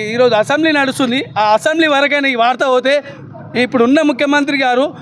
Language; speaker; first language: Telugu; native; Telugu